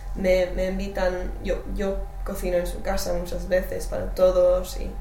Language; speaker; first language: Spanish; non-native, fluent; English